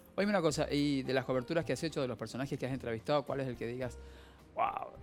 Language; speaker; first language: Spanish; native; Spanish